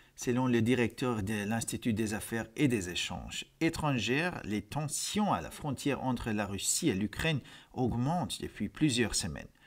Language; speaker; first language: French; non-native, fluent; Hungarian